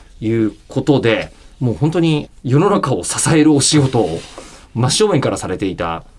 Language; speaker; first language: Japanese; native; Japanese